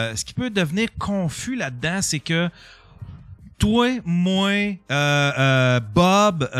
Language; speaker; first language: French; native; French